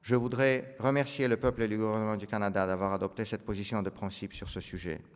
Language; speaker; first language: French; non-native, fluent; Russian